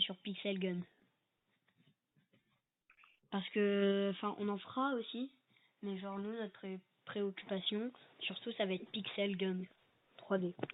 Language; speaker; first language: French; native; French